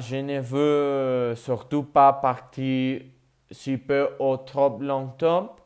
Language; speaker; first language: French; non-native, learner; Spanish